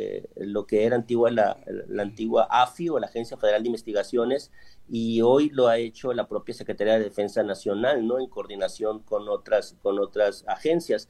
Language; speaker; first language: Spanish; native; Spanish